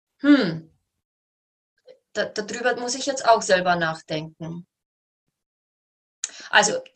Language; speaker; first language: German; native; German